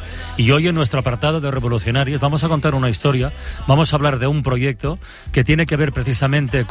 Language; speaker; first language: Spanish; native; Spanish